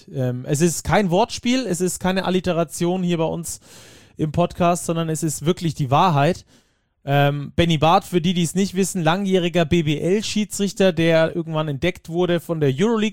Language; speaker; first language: German; native; German